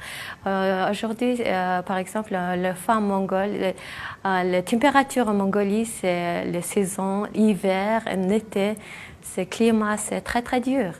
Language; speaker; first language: French; non-native, learner; Mongolian